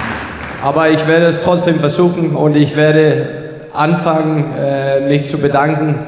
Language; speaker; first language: German; non-native, fluent; Danish